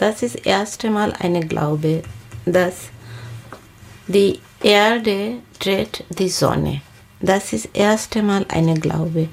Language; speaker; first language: German; non-native, learner; Bangla